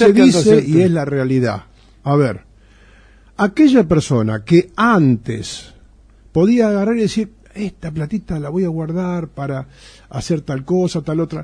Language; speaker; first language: Spanish; native; Spanish